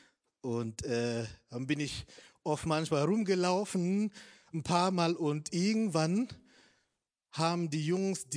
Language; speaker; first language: German; non-native, fluent; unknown